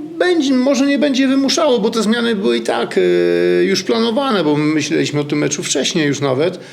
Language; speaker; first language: Polish; native; Polish